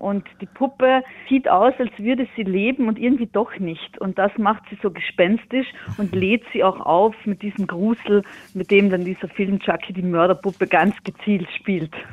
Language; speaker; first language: German; native; German